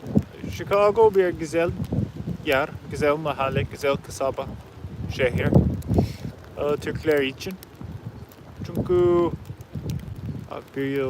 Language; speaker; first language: Turkish; non-native, learner; English